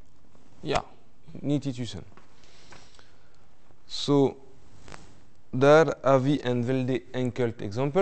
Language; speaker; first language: Norwegian; non-native, fluent; French